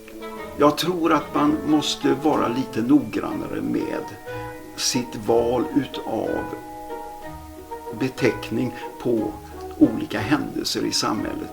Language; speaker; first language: Swedish; native; Swedish